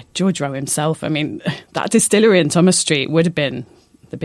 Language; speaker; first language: English; native; English